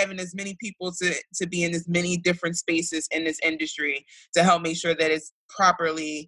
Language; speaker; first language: English; native; English